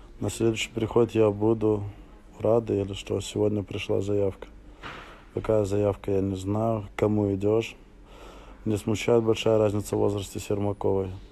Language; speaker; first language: Russian; native; Russian